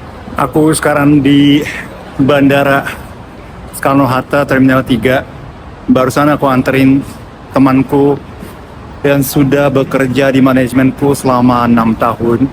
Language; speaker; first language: Indonesian; non-native, fluent; Japanese